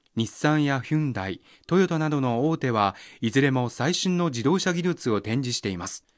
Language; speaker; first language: Japanese; non-native, fluent; Chinese